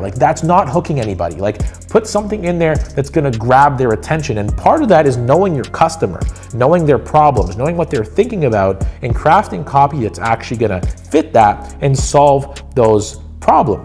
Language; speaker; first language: English; native; English